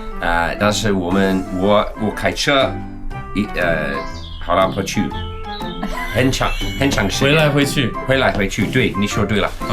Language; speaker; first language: Chinese; non-native, learner; English